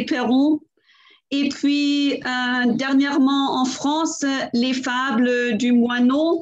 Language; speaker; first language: French; non-native, fluent; German